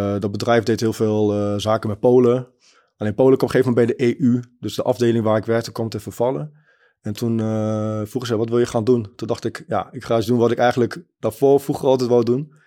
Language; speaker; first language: Dutch; early bilingual, other home language; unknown